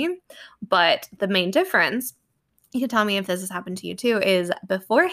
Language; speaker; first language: English; native; English